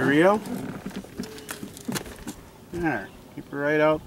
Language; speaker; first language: English; native; English